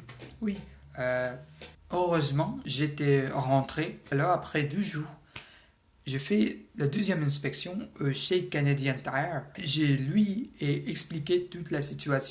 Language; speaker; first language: French; non-native, learner; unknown